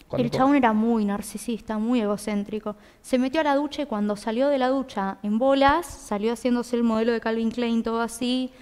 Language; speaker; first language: Spanish; native; Spanish